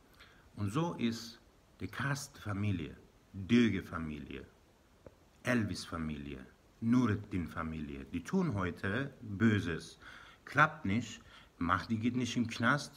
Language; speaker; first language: German; non-native, learner; Persian